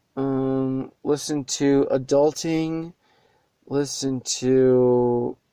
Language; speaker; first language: English; native; English